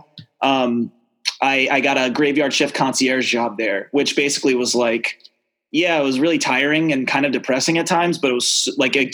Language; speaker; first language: English; native; English